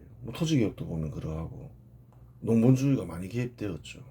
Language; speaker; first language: Korean; native; Korean